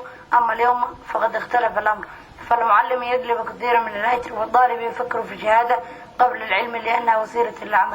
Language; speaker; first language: Arabic; non-native, local second language; Somali